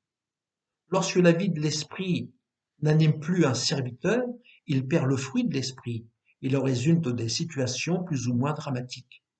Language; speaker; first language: French; native; French